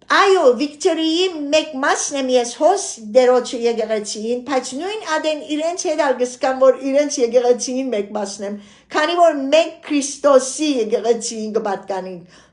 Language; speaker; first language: Armenian; early bilingual, heritage; Armenian